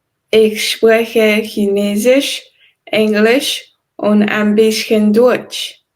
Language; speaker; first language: German; non-native, learner; Chinese